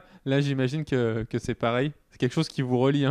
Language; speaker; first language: French; native; French